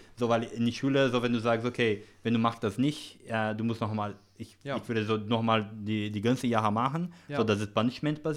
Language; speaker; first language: German; non-native, learner; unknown